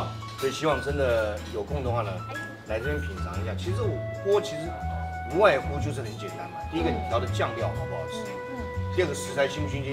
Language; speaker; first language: Chinese; native; Chinese